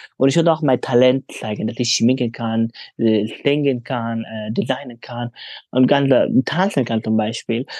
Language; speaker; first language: German; non-native, fluent; Pashto